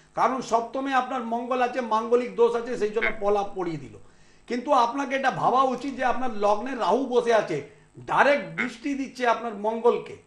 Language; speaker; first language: Bangla; non-native, local second language; Punjabi